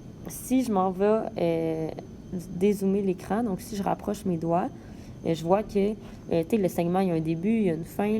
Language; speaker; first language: French; native; French